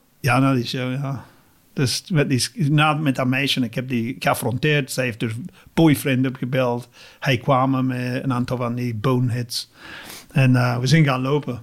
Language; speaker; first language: Dutch; non-native, fluent; English